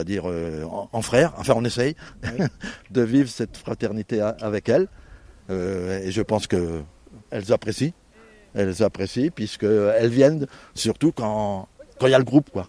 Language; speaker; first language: French; native; French